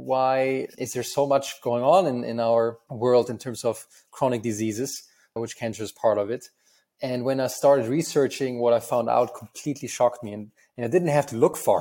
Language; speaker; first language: English; non-native, fluent; German